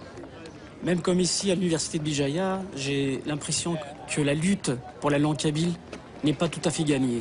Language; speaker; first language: French; non-native, local second language; Kabyle